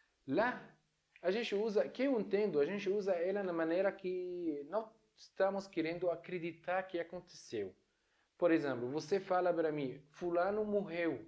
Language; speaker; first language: Portuguese; non-native, fluent; Arabic